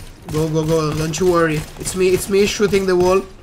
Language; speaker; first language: English; non-native, fluent; Italian